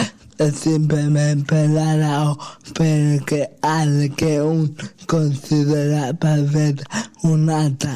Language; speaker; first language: Catalan; non-native, local second language; Spanish